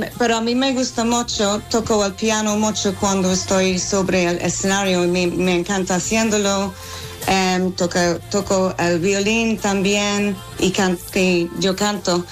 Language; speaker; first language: Spanish; non-native, fluent; English